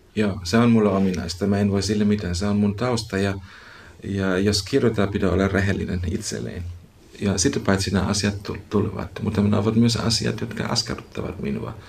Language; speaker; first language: Finnish; non-native, fluent; German